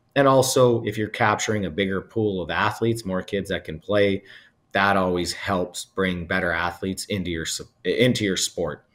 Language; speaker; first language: English; native; English